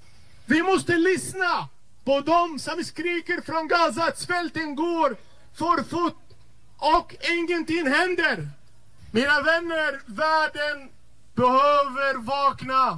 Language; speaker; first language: Swedish; non-native, fluent; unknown